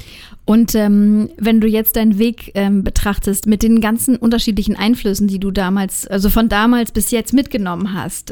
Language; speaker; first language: German; native; German